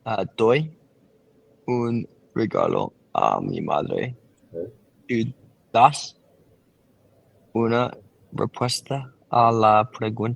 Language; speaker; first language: Spanish; non-native, learner; English